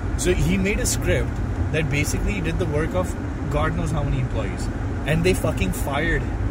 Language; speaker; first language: English; non-native, local second language; Hindi